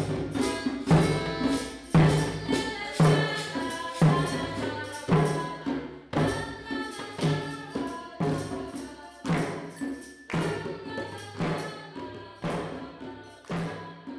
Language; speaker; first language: English; non-native, learner; Ewe